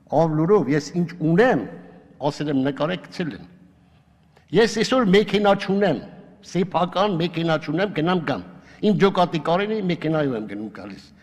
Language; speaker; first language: Armenian; native; Armenian